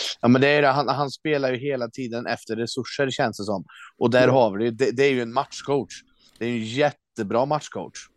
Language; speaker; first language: Swedish; native; Swedish